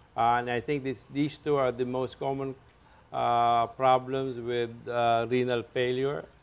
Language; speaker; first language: English; non-native, local second language; Filipino